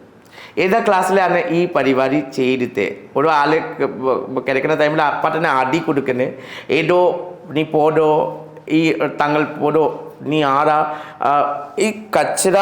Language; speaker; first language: Malayalam; non-native, local second language; Assamese